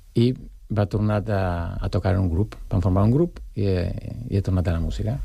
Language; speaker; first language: Catalan; non-native, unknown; Spanish